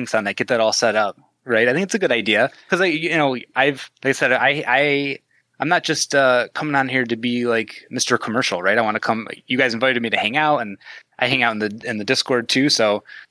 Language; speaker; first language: English; native; English